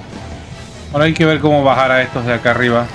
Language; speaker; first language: Spanish; native; Spanish